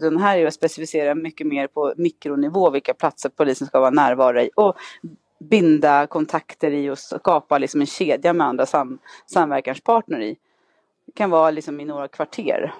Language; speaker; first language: Swedish; native; Swedish